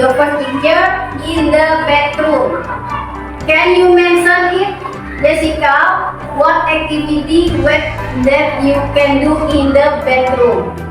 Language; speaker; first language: English; non-native, learner; Indonesian